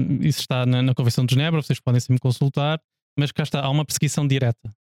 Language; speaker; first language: Portuguese; native; Portuguese